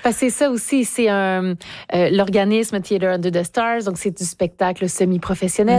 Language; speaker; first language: French; native; French